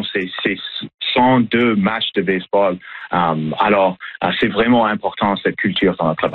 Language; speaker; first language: French; non-native, learner; English